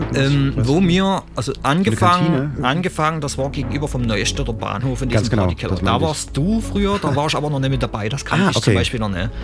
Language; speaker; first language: German; native; German